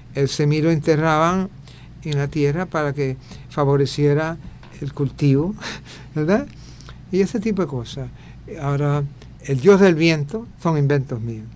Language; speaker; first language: Spanish; early bilingual, heritage; Spanish